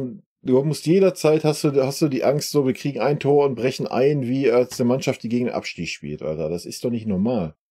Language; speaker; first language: German; native; German